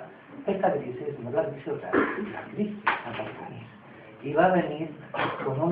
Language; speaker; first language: Spanish; native; Spanish